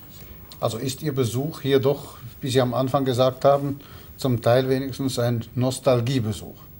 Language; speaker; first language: German; native; German